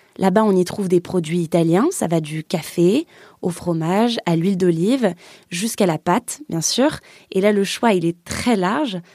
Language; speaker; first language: French; native; French